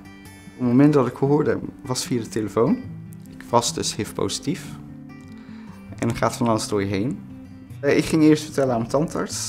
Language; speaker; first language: Dutch; native; Dutch